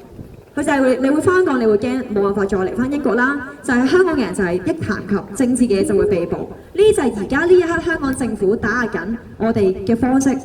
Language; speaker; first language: Cantonese; native; Cantonese